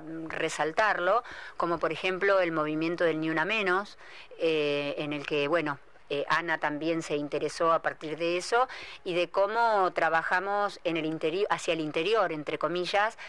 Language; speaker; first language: Spanish; native; Spanish